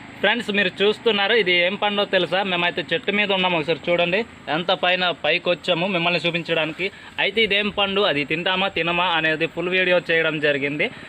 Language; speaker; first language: Telugu; non-native, local second language; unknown